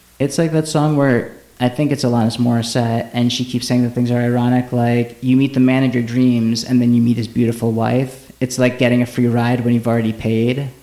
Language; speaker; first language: English; native; English